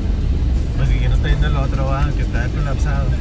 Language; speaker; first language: Spanish; native; Spanish